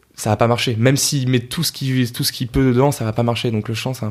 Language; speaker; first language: French; native; French